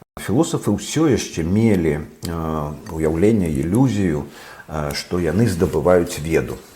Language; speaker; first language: Belarusian; non-native, local second language; Russian